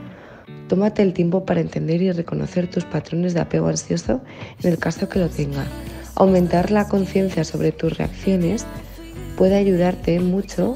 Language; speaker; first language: Spanish; native; Spanish